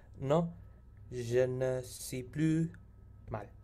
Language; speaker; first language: French; non-native, learner; Indonesian